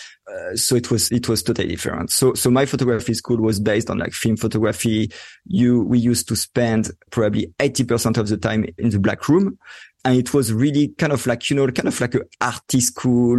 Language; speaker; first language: English; non-native, fluent; French